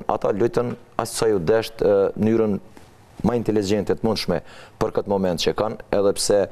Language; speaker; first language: Albanian; native; Albanian